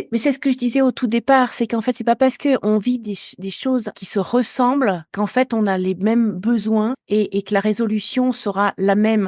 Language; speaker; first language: French; native; French